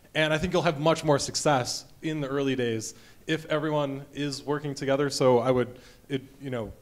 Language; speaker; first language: English; native; English